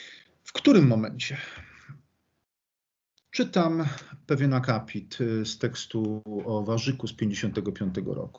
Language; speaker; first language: Polish; native; Polish